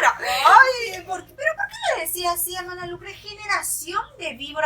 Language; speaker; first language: Spanish; native; Spanish